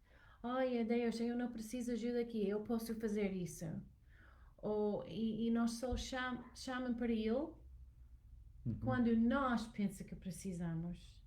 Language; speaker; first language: Portuguese; non-native, learner; English